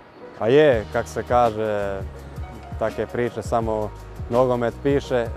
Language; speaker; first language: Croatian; early bilingual, heritage; Croatian